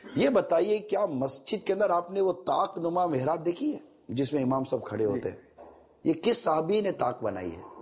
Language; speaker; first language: Urdu; native; Urdu